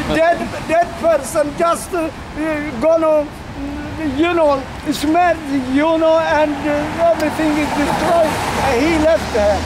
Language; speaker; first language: English; non-native, learner; Amharic